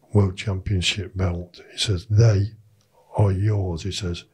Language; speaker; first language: English; native; English